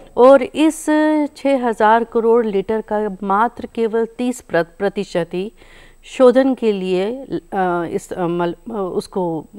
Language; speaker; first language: Hindi; native; Hindi